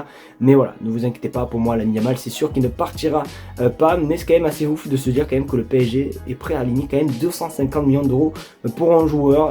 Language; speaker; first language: French; native; French